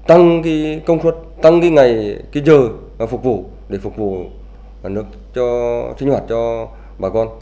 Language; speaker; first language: Vietnamese; native; Vietnamese